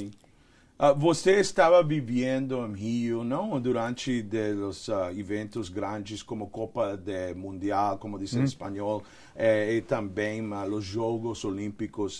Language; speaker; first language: Portuguese; non-native, learner; Spanish